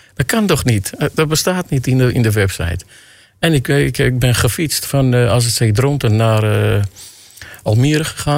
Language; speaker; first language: Dutch; non-native, fluent; Armenian